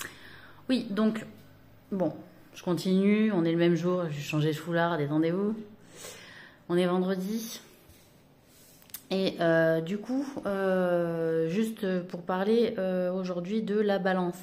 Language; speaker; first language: French; native; French